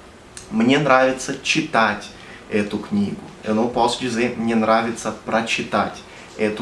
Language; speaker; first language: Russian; non-native, fluent; Portuguese